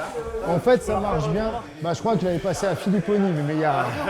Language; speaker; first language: French; native; French